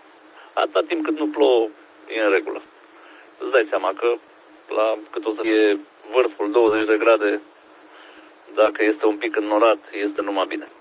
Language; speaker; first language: Romanian; native; Romanian